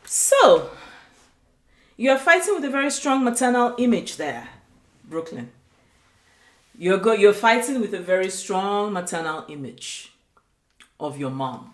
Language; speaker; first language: English; non-native, local second language; Igbo